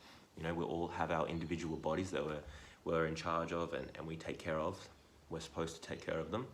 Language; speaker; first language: English; native; English